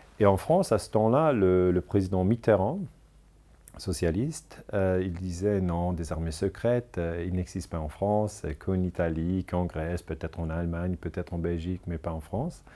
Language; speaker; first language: French; non-native, local second language; German